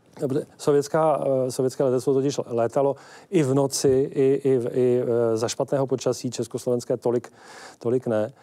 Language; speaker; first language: Czech; native; Czech